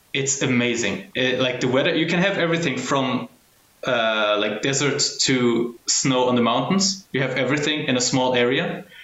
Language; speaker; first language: English; early bilingual, heritage; German